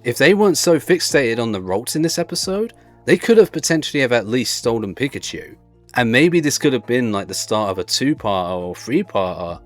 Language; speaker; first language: English; native; English